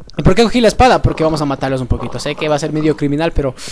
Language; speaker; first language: Spanish; native; Spanish